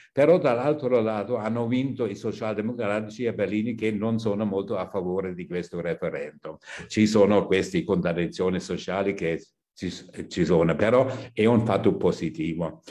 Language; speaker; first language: Italian; non-native, fluent; German